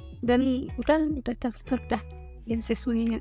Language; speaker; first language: Indonesian; non-native, learner; Somali